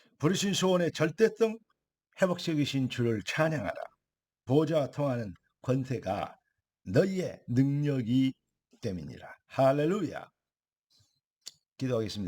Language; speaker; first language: Korean; native; Korean